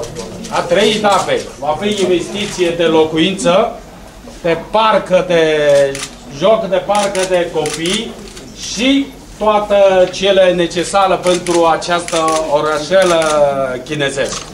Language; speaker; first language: Romanian; non-native, learner; Chinese